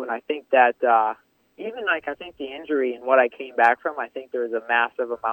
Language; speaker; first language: English; native; English